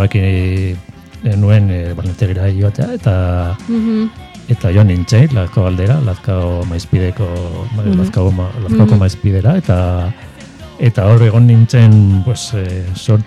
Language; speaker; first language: Basque; non-native, local second language; Spanish